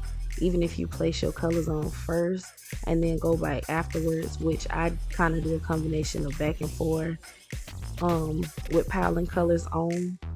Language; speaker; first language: English; native; English